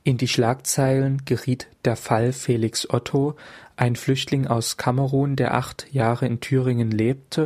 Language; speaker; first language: German; native; German